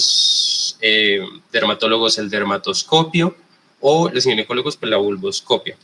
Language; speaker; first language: Spanish; native; Spanish